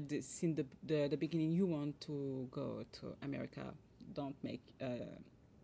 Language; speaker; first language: English; non-native, fluent; French